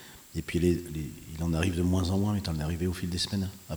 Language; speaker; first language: French; native; French